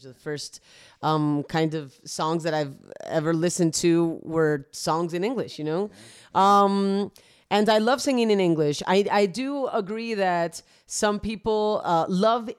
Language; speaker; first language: English; early bilingual, other home language; Spanish